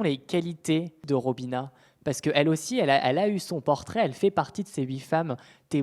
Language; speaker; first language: French; native; French